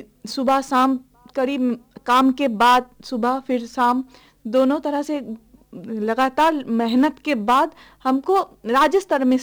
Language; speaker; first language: Hindi; non-native, local second language; Bangla